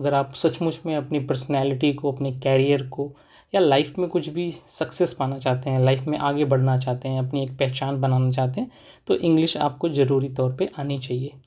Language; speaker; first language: Hindi; native; Hindi